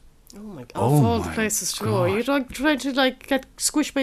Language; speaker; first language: English; native; English